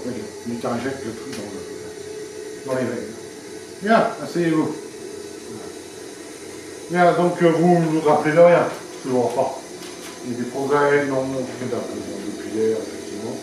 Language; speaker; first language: French; native; French